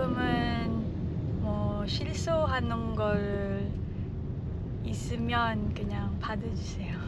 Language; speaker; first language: Korean; non-native, learner; Cebuano